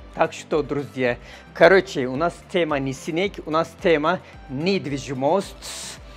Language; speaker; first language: Russian; non-native, learner; Turkish